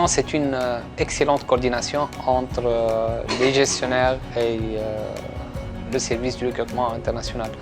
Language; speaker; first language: French; non-native, local second language; Arabic